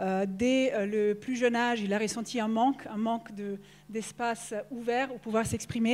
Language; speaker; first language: French; native; French